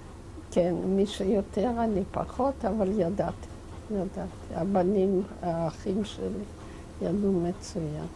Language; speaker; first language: Hebrew; non-native, fluent; Yiddish